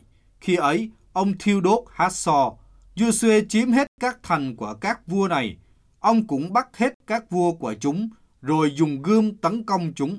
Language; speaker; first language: Vietnamese; native; Vietnamese